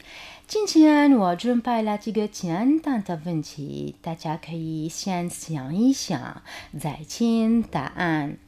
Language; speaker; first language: Chinese; non-native, fluent; Arabic